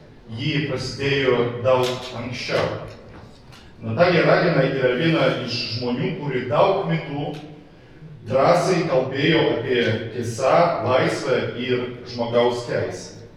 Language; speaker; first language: Lithuanian; non-native, learner; Belarusian